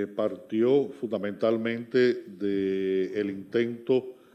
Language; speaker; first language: Spanish; native; Spanish